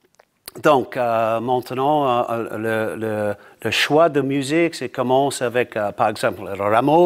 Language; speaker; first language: French; non-native, learner; English